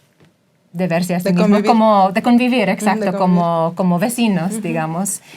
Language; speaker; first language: Spanish; non-native, fluent; English